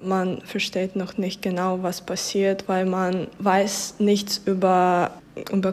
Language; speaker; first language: German; early bilingual, other home language; Ukrainian